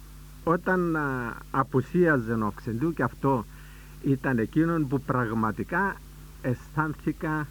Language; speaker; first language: Greek; native; Greek